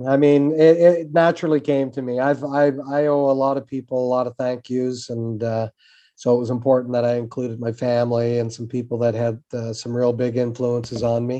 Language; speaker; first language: English; native; English